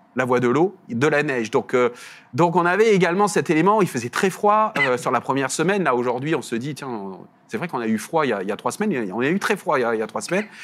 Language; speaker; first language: French; native; French